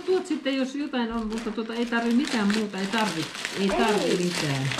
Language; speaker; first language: Finnish; native; Finnish